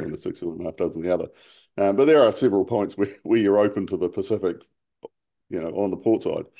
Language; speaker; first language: English; native; English